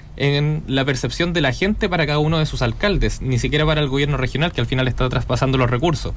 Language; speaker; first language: Spanish; native; Spanish